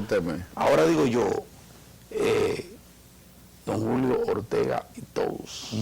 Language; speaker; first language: Spanish; native; Spanish